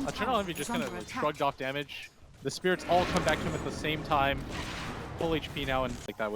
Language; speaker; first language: English; native; English